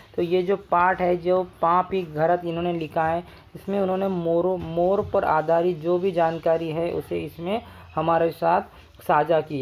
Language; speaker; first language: Hindi; non-native, local second language; Marathi